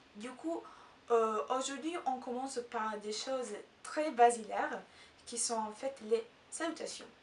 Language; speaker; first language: French; non-native, fluent; Italian